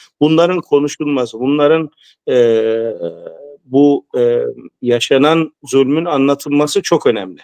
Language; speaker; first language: Turkish; early bilingual, heritage; Turkish